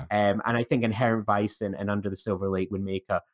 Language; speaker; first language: English; native; English